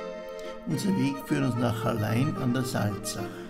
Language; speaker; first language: German; native; German